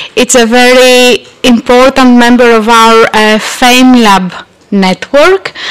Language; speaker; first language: English; non-native, fluent; Greek